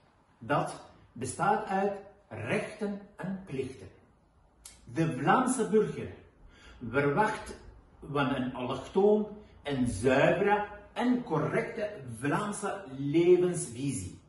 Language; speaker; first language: Dutch; non-native, fluent; Kurdish